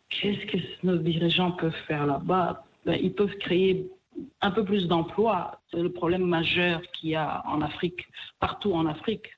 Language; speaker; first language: French; non-native, local second language; Kinyarwanda